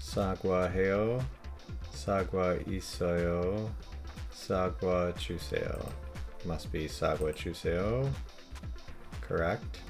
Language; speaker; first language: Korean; non-native, learner; English